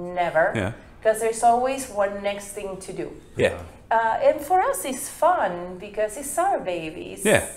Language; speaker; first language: English; non-native, fluent; Spanish